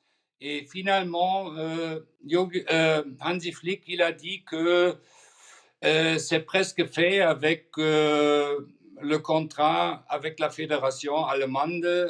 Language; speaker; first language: French; non-native, fluent; German